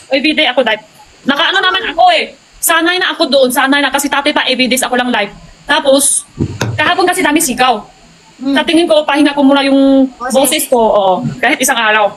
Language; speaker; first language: Filipino; non-native, learner; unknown